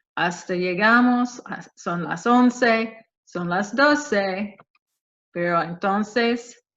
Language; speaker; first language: Spanish; non-native, fluent; English